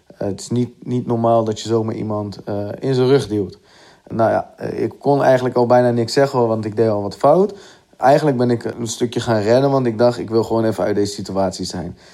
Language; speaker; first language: Dutch; early bilingual, other home language; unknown